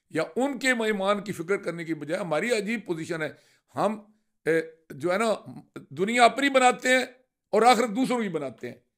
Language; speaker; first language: Urdu; non-native, local second language; Punjabi